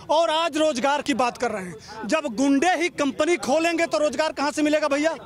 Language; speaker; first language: Hindi; native; Hindi